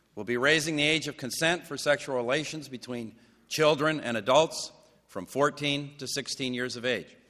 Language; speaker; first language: English; native; English